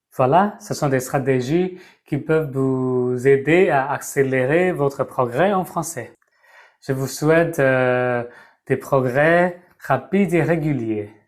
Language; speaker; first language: French; non-native, fluent; Burmese